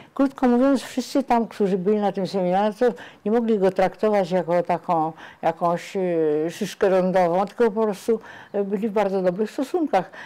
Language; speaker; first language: Polish; native; Polish